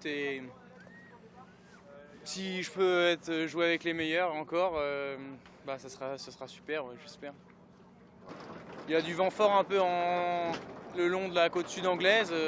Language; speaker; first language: French; native; French